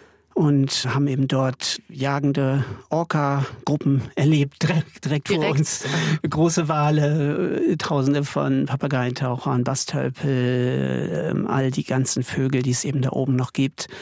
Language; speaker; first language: German; native; German